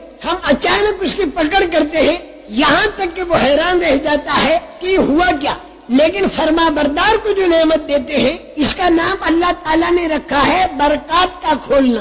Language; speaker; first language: Urdu; native; Urdu